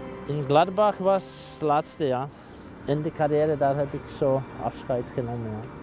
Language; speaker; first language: German; non-native, fluent; Czech